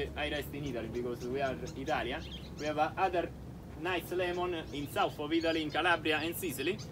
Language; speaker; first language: English; non-native, learner; Italian